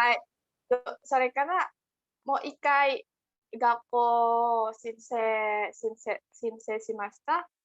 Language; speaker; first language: Japanese; non-native, learner; Indonesian